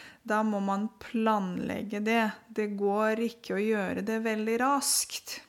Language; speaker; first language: Norwegian; non-native, fluent; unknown